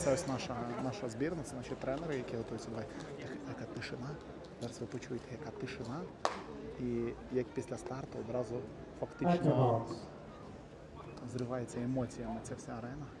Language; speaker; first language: Ukrainian; native; Ukrainian